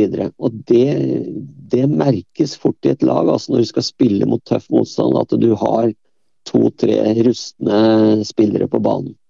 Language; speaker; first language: Norwegian; native; Norwegian